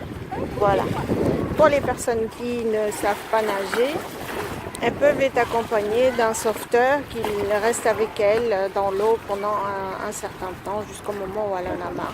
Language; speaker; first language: French; native; French